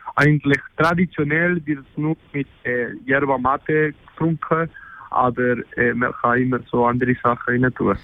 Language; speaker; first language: German; non-native, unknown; Spanish